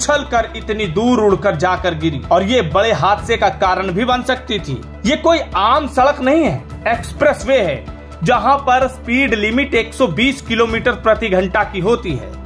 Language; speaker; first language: Hindi; native; Hindi